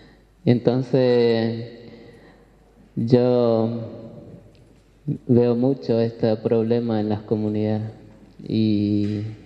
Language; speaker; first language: Spanish; non-native, local second language; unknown